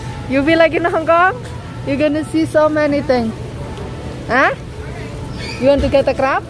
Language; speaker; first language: English; non-native, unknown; Indonesian